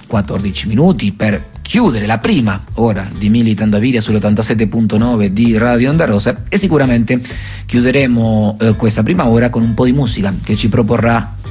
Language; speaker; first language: Italian; native; Italian